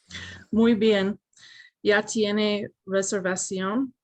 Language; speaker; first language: Spanish; non-native, learner; English